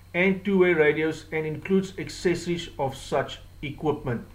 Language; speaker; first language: English; non-native, local second language; Afrikaans